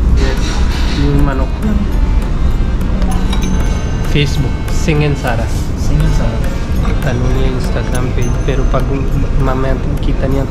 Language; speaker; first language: Filipino; non-native, learner; Punjabi